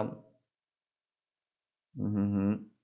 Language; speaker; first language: French; native; French